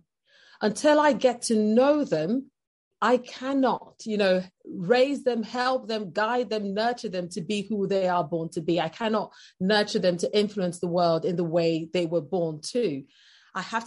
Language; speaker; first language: English; non-native, local second language; Yoruba